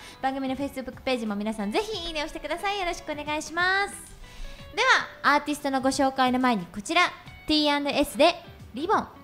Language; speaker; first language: Japanese; native; Japanese